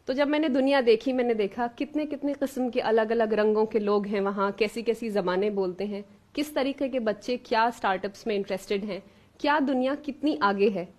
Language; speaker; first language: Hindi; native; Hindi